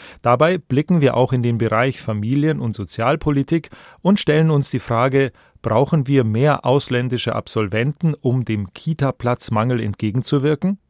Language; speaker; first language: German; native; German